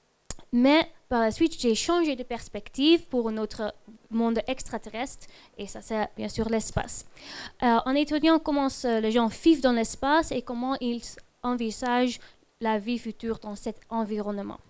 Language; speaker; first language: French; non-native, fluent; Dutch